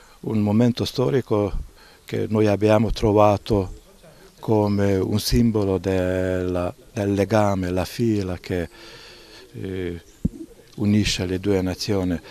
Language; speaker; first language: Italian; non-native, fluent; Hungarian